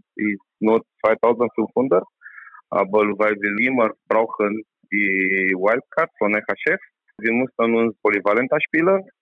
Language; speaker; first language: German; non-native, learner; Romanian